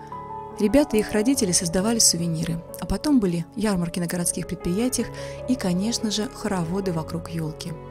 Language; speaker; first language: Russian; native; Russian